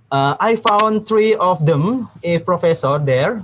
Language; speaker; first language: English; non-native, learner; Indonesian